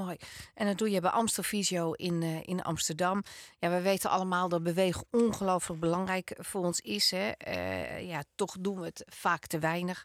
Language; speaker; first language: Dutch; native; Dutch